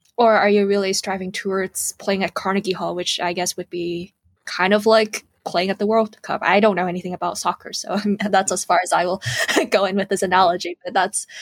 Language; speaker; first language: English; early bilingual, other home language; Cantonese